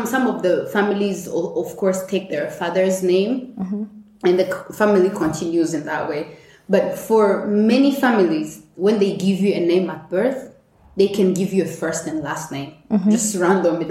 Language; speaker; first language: English; non-native, local second language; Kinyarwanda